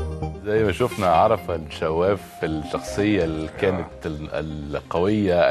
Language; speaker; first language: Arabic; native; Arabic